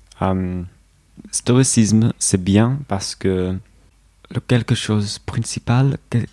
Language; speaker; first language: French; non-native, learner; English